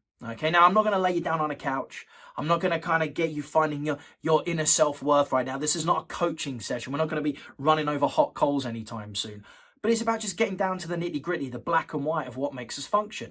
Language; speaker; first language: English; native; English